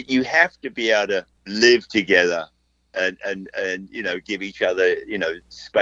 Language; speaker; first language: English; native; English